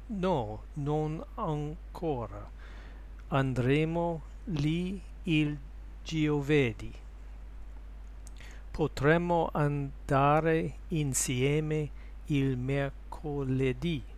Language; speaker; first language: Italian; non-native, learner; English